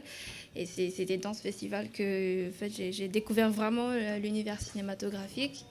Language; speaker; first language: French; non-native, local second language; Malagasy